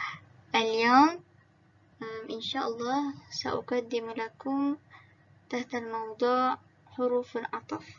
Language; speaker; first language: Arabic; non-native, learner; Malay